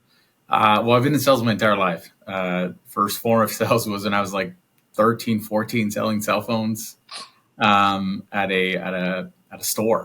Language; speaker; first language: English; native; English